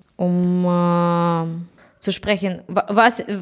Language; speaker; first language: German; non-native, fluent; Russian